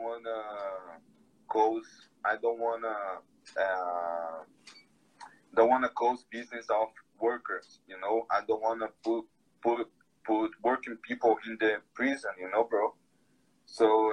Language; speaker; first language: English; non-native, fluent; Portuguese